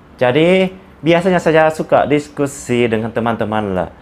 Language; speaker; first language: Indonesian; non-native, learner; Lao